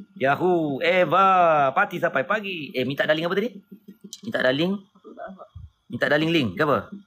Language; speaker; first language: Malay; native; Malay